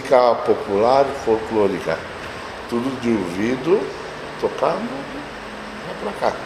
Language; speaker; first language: Portuguese; non-native, fluent; Romanian